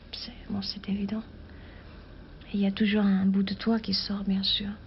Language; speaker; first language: French; non-native, fluent; German